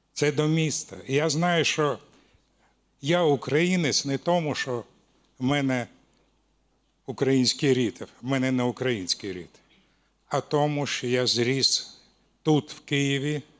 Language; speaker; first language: Ukrainian; non-native, local second language; Russian